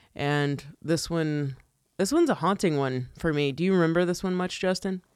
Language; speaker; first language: English; early bilingual, other home language; Italian